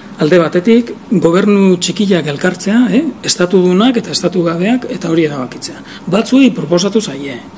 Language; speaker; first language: Basque; native; Basque